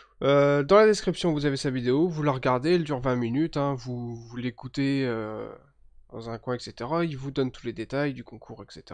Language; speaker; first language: French; native; French